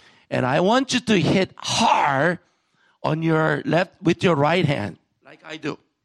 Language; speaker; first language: English; non-native, fluent; Korean